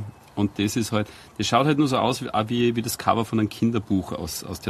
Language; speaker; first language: German; native; German